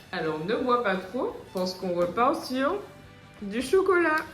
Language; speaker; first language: French; native; French